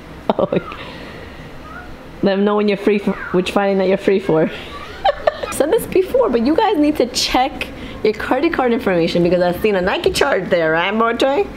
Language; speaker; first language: English; early bilingual, other home language; Spanish